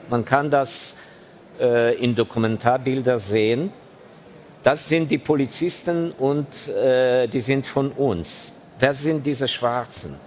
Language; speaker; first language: German; non-native, fluent; Ukrainian